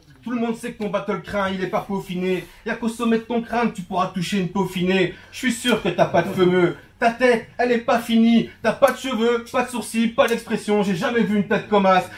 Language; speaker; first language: French; early bilingual, other home language; Turkish